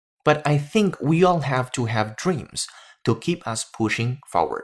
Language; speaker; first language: English; non-native, fluent; Chinese